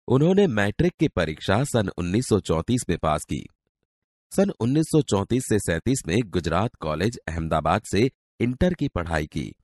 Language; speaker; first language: Hindi; non-native, local second language; Gujarati